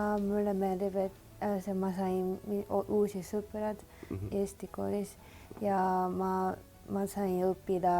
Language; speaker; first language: Estonian; non-native, learner; Japanese